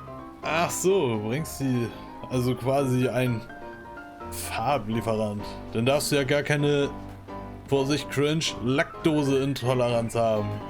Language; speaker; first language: German; native; German